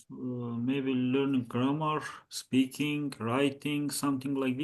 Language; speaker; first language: English; non-native, learner; Azerbaijani